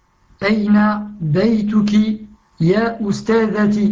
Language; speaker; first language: Arabic; non-native, learner; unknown